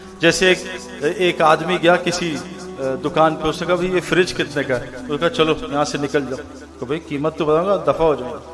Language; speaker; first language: Urdu; native; Urdu